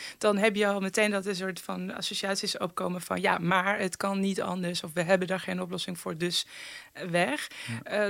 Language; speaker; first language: Dutch; early bilingual, other home language; Persian